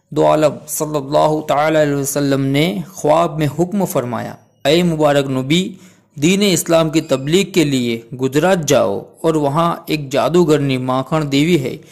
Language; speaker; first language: Urdu; non-native, local second language; Gujarati